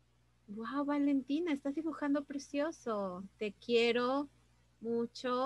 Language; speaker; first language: Spanish; native; Spanish